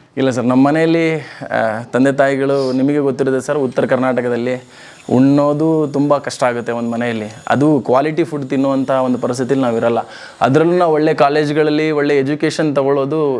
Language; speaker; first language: Kannada; non-native, local second language; Lambadi